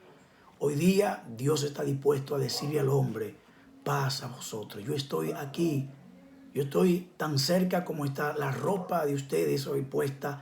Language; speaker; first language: Spanish; native; Spanish